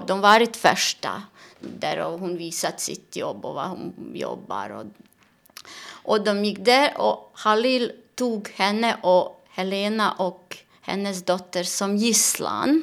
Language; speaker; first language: Swedish; non-native, fluent; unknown